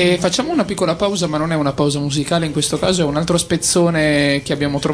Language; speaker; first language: Italian; native; Italian